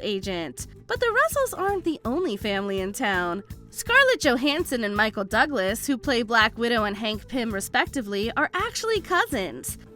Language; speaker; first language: English; native; English